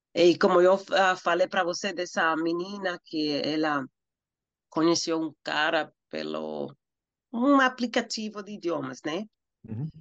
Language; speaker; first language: Portuguese; non-native, learner; Spanish